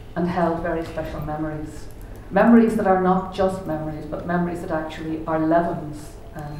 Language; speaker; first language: English; native; English